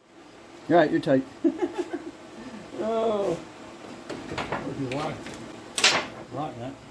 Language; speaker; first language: English; native; English